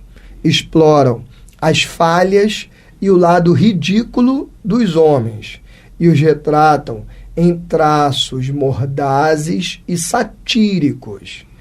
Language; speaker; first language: Portuguese; native; Portuguese